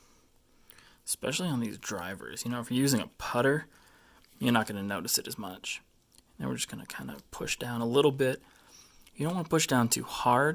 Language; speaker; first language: English; native; English